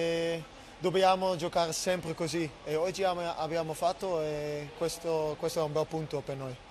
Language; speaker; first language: Italian; non-native, learner; Dutch